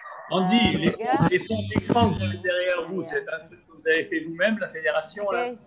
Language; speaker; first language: French; native; French